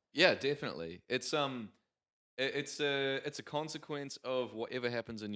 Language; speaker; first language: English; native; English